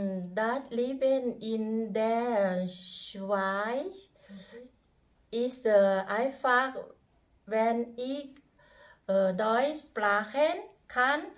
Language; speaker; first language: German; non-native, learner; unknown